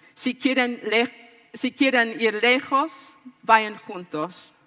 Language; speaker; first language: Spanish; non-native, learner; English